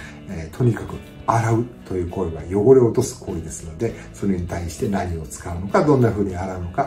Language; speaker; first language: Japanese; native; Japanese